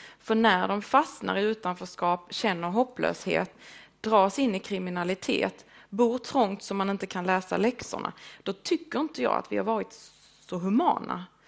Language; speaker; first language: Swedish; native; Swedish